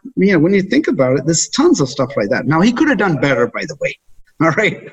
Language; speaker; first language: English; native; English